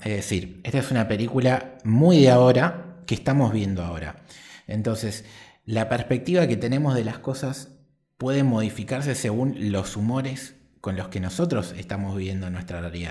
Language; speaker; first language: Spanish; native; Spanish